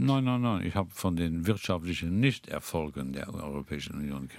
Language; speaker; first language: German; non-native, local second language; Luxembourgish